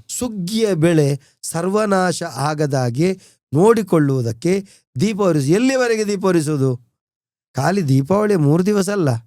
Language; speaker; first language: Kannada; non-native, local second language; Tulu